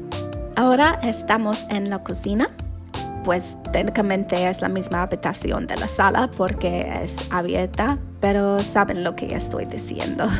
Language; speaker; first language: Spanish; non-native, learner; English